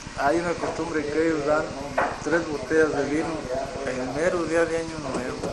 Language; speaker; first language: Spanish; native; Spanish